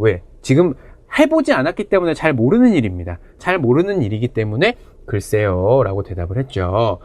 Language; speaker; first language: Korean; native; Korean